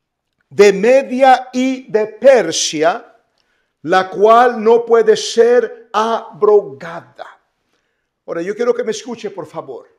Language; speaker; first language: Spanish; native; Spanish